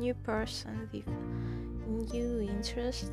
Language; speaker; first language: English; non-native, fluent; Russian